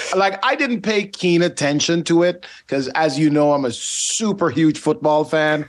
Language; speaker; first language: English; non-native, fluent; Dutch